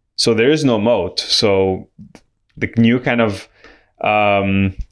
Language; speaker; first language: English; non-native, fluent; Arabic